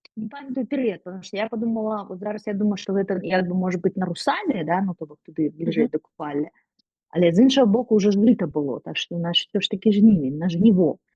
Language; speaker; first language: Belarusian; non-native, local second language; Russian